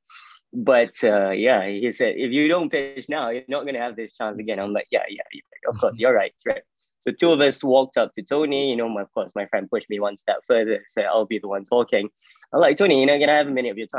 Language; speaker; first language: English; non-native, local second language; Malay